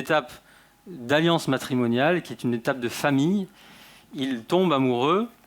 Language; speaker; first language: French; native; French